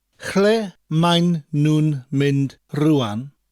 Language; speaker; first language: Welsh; non-native, fluent; English